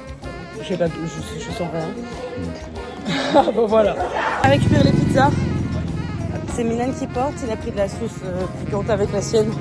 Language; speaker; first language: French; native; French